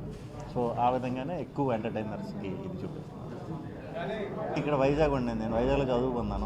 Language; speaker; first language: Telugu; native; Telugu